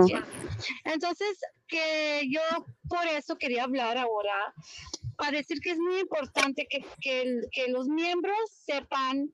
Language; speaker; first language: Spanish; early bilingual, heritage; Spanish